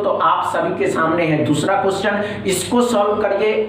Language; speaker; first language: Hindi; native; Hindi